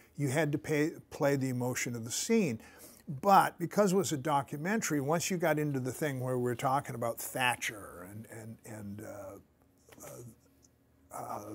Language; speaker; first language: English; native; English